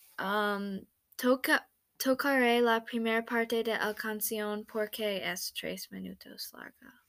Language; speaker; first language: Spanish; non-native, learner; English